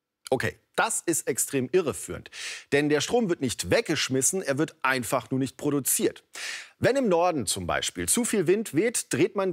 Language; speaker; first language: German; native; German